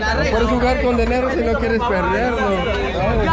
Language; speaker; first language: Spanish; non-native, learner; English